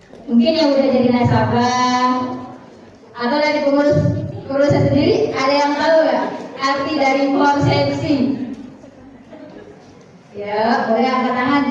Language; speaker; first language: Indonesian; native; Indonesian